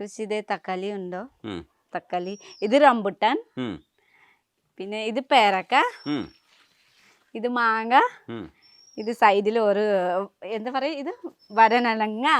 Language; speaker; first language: Malayalam; non-native, learner; Nepali